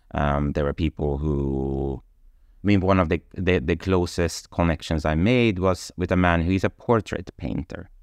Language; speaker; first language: English; non-native, fluent; Swedish